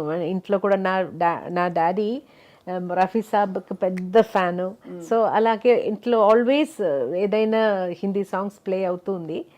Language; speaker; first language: Telugu; non-native, local second language; Malayalam